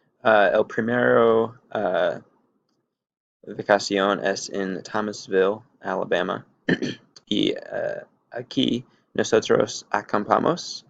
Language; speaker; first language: Spanish; non-native, learner; English